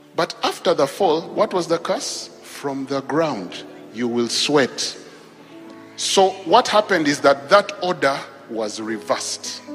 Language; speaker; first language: English; non-native, local second language; Ganda